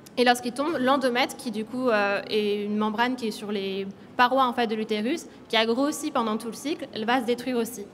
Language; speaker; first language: French; native; French